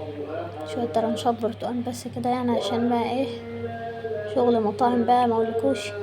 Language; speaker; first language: Arabic; native; Arabic